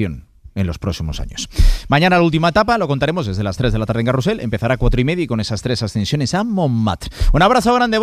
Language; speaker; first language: Spanish; native; Spanish